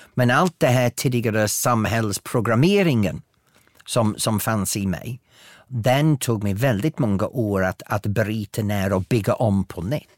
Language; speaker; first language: Swedish; non-native, fluent; English